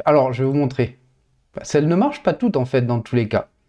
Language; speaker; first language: French; native; French